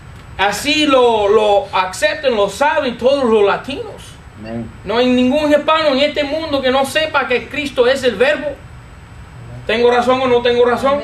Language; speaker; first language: Spanish; non-native, fluent; English